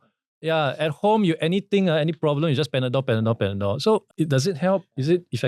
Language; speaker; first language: English; native; English